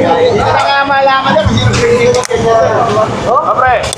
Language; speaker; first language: Filipino; native; Filipino